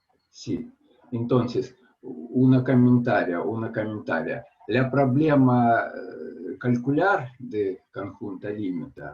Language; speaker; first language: Spanish; non-native, fluent; Russian